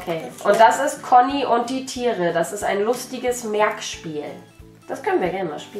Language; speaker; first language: German; native; German